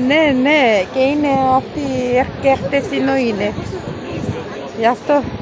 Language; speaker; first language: Greek; non-native, learner; Armenian